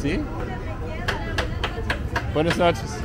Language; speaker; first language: Spanish; non-native, learner; English